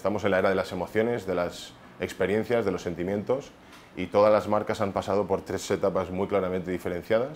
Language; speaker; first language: Spanish; native; Spanish